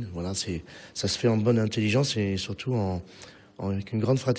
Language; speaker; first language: French; native; French